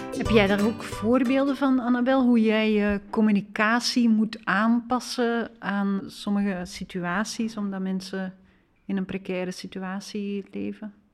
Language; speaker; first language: Dutch; native; Dutch